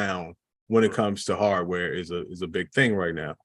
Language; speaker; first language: English; native; English